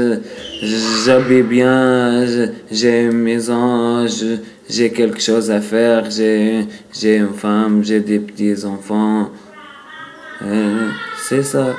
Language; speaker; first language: French; non-native, learner; Arabic